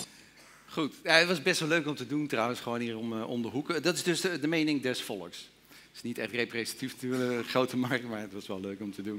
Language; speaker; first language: Dutch; native; Dutch